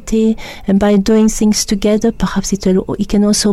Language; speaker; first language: English; non-native, fluent; French